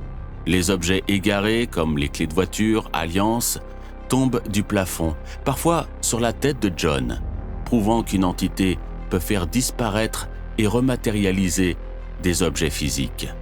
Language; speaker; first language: French; native; French